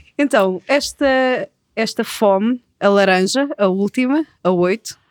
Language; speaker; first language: Portuguese; native; Portuguese